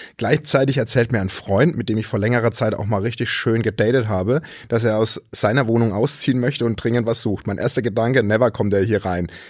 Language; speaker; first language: German; native; German